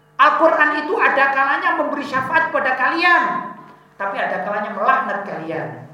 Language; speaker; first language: Indonesian; non-native, local second language; Javanese